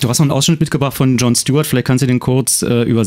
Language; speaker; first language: German; native; German